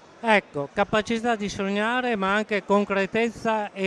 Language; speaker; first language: Italian; native; Italian